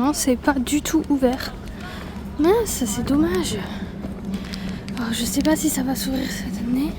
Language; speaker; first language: French; native; French